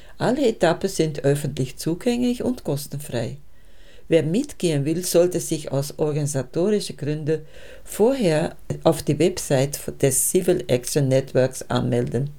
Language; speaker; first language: German; native; German